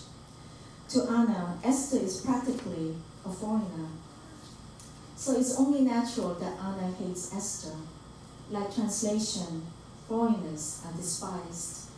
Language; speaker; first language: English; early bilingual, other home language; Korean